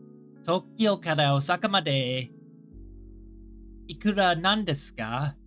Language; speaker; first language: Japanese; non-native, learner; English